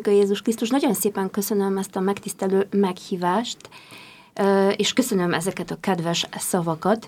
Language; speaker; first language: Hungarian; non-native, fluent; Polish